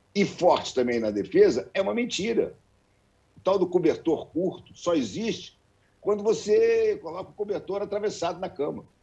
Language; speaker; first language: Portuguese; native; Portuguese